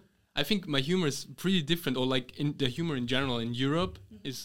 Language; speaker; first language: English; non-native, fluent; German